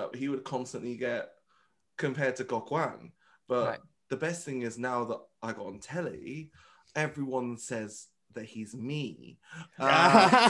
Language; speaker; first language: English; non-native, local second language; Vietnamese